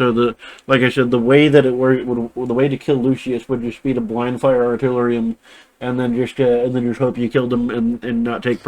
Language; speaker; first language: English; native; English